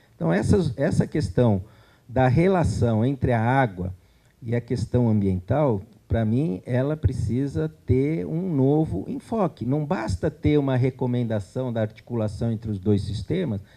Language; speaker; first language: Portuguese; native; Portuguese